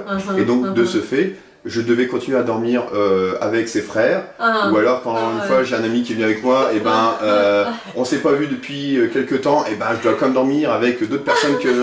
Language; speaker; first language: French; native; French